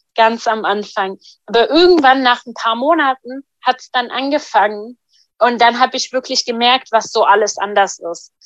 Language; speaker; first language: German; non-native, fluent; Arabic